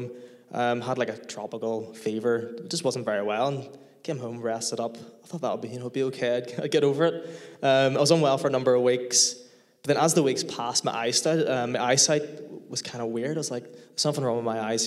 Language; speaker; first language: English; native; English